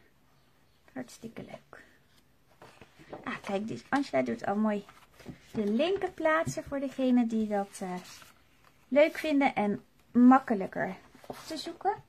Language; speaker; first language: Dutch; native; Dutch